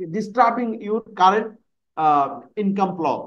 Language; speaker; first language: English; non-native, local second language; Bangla